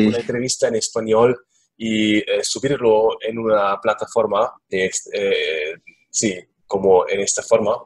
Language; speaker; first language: Spanish; non-native, learner; German